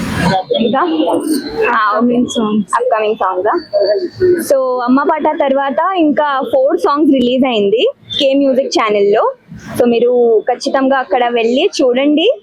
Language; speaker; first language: Telugu; early bilingual, heritage; Telugu